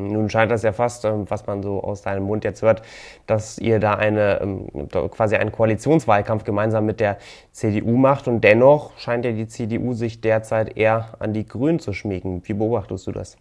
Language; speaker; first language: German; native; German